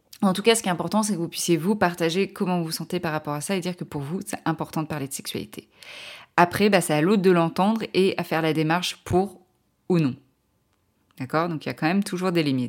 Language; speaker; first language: French; native; French